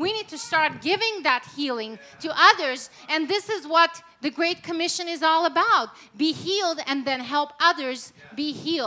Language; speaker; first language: English; non-native, fluent; Russian